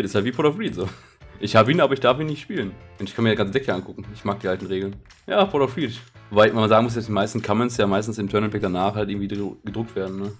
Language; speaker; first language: German; native; German